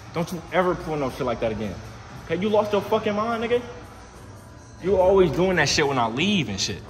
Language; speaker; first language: English; native; English